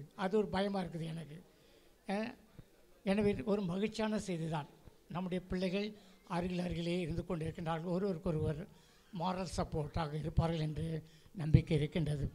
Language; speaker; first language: Tamil; native; Tamil